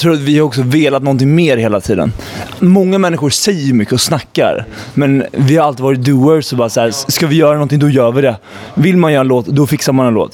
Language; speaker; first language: Swedish; native; Swedish